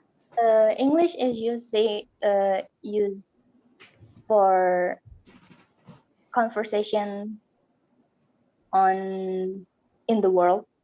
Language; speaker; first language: English; non-native, learner; Indonesian